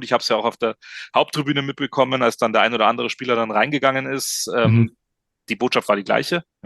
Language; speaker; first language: German; native; German